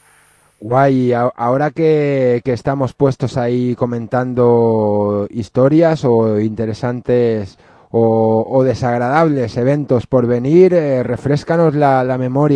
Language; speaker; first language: Spanish; native; Spanish